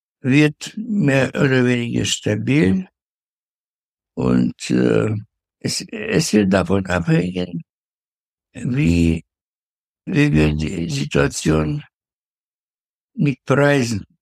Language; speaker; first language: German; non-native, fluent; Russian